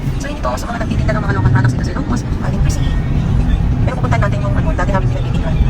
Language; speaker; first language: Filipino; non-native, local second language; Iloko